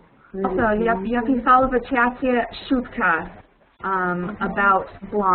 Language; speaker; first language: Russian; non-native, learner; English